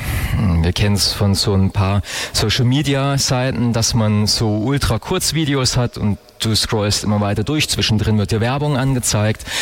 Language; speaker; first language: German; native; German